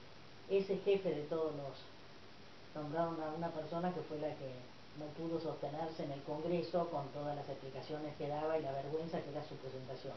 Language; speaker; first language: Spanish; native; Spanish